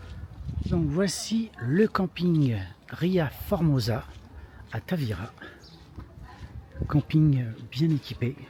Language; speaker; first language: French; native; French